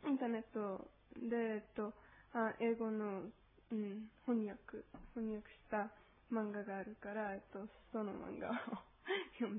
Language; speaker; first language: Japanese; non-native, learner; Spanish